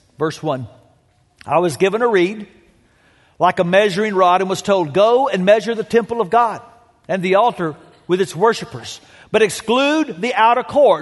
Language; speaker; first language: English; native; English